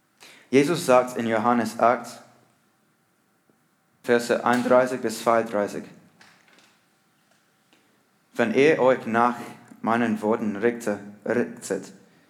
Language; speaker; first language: German; non-native, learner; English